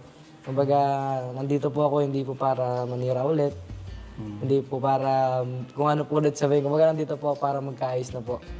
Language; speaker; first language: Filipino; native; Filipino